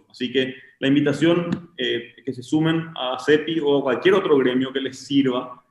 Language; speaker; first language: Spanish; native; Spanish